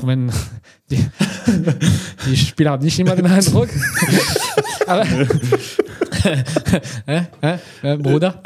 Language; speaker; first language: German; non-native, fluent; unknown